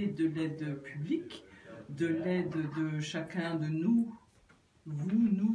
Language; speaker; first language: French; native; French